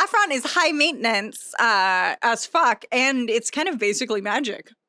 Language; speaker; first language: English; native; English